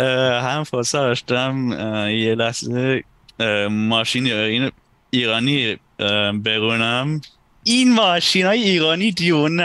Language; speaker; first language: Persian; non-native, fluent; German